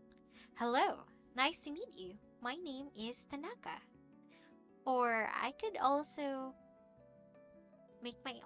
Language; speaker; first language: English; non-native, local second language; Filipino